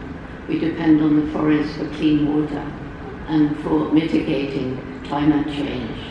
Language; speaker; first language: English; native; English